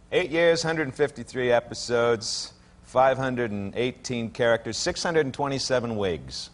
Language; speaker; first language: English; native; English